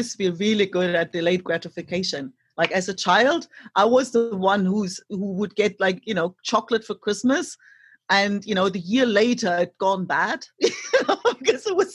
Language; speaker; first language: English; non-native, fluent; German